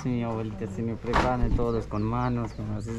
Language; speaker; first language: Spanish; non-native, learner; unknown